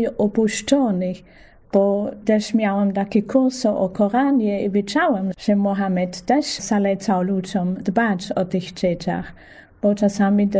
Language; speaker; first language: Polish; non-native, fluent; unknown